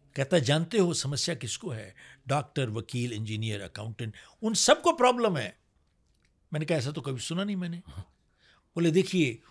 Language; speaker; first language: Hindi; native; Hindi